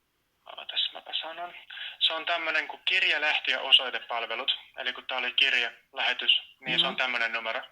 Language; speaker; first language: Finnish; native; Finnish